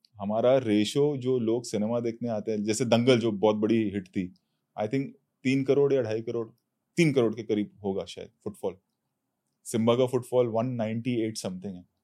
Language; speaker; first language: Hindi; native; Hindi